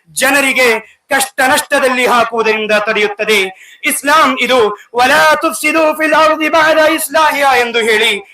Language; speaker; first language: Kannada; non-native, local second language; Urdu